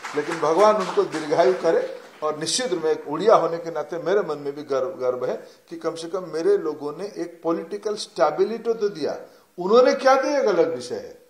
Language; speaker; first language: Hindi; non-native, local second language; Odia